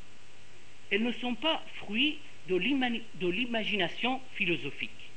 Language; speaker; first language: French; non-native, fluent; Persian